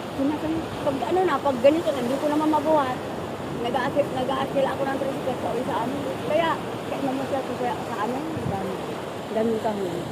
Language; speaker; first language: Filipino; non-native, local second language; Pangasinan